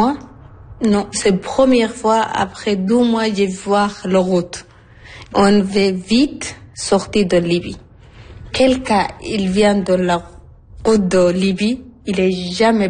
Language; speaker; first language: French; non-native, learner; Arabic